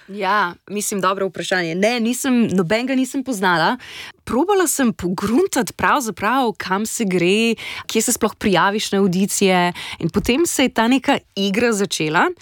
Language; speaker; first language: Slovenian; native; Slovenian